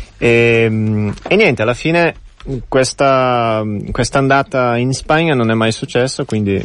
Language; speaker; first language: Italian; non-native, fluent; Portuguese